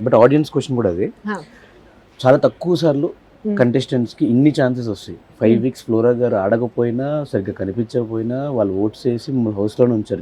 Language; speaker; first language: Telugu; native; Telugu